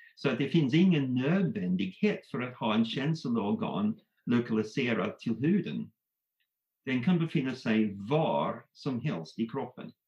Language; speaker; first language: Swedish; non-native, fluent; English